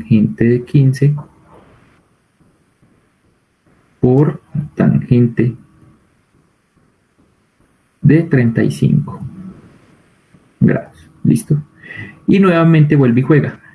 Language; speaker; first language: Spanish; native; Spanish